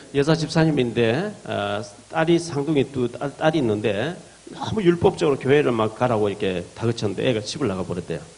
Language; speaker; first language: Korean; native; Korean